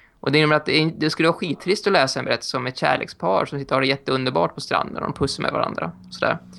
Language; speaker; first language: Swedish; native; Swedish